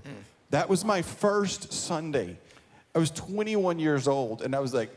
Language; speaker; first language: English; native; English